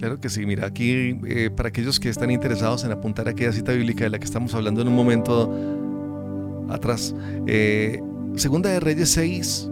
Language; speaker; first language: Spanish; native; Spanish